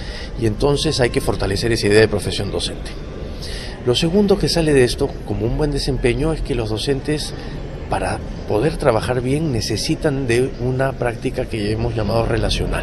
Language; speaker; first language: Spanish; native; Spanish